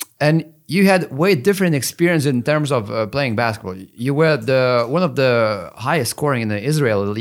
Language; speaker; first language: English; non-native, fluent; Lithuanian